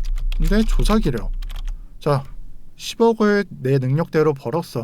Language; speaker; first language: Korean; native; Korean